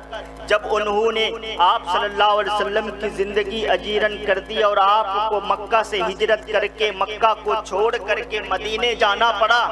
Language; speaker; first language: Urdu; native; Urdu